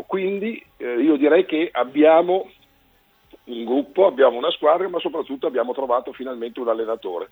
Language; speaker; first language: Italian; native; Italian